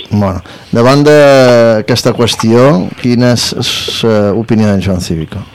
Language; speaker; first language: Catalan; native; Catalan